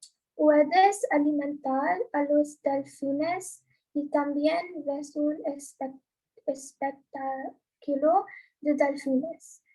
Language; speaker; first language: Spanish; non-native, learner; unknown